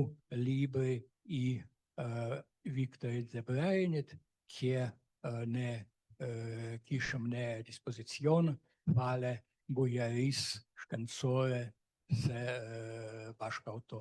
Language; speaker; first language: Albanian; non-native, fluent; Russian